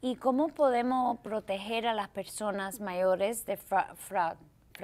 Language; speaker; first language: Spanish; early bilingual, heritage; Spanish